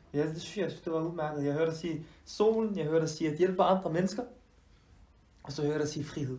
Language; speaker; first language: Danish; early bilingual, other home language; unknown